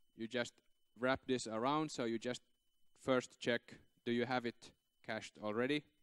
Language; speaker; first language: English; non-native, fluent; Finnish